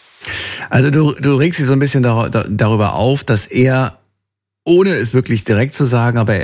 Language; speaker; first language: German; native; German